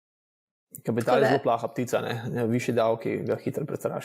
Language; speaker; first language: Slovenian; native; Slovenian